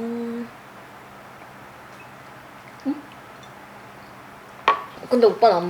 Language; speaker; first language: Korean; native; Korean